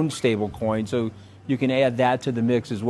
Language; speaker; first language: English; native; English